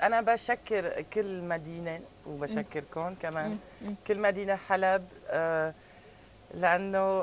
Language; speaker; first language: Arabic; early bilingual, heritage; Arabic